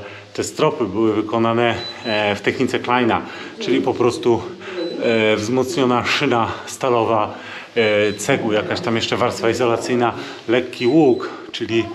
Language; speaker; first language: Polish; native; Polish